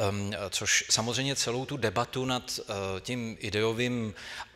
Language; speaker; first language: Czech; native; Czech